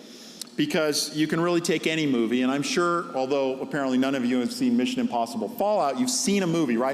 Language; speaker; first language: English; native; English